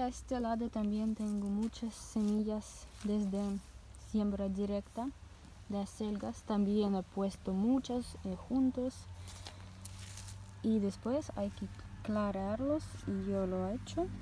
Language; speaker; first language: Spanish; non-native, learner; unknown